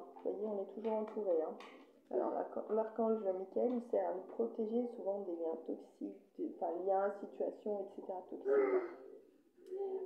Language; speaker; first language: French; native; French